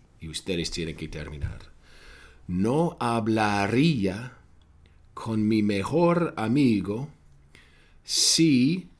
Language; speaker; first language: Spanish; non-native, fluent; English